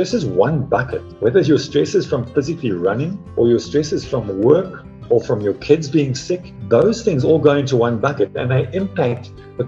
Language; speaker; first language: English; native; English